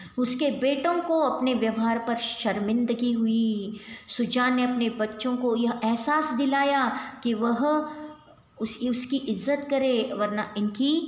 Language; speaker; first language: Hindi; non-native, local second language; Kannada